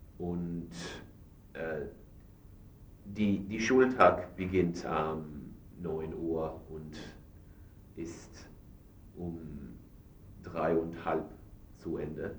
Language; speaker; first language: German; non-native, learner; English